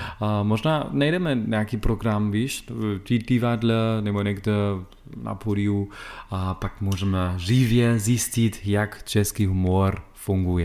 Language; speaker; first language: Czech; non-native, learner; German